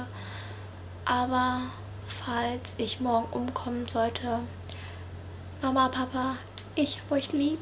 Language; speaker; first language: German; early bilingual, other home language; Vietnamese